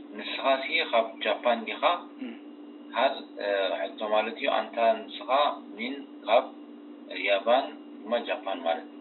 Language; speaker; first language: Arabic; non-native, learner; Tigrinya